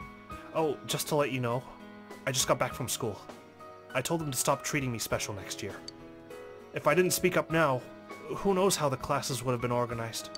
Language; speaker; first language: English; native; English